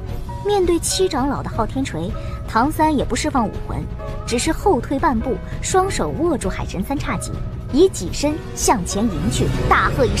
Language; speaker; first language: Chinese; native; Chinese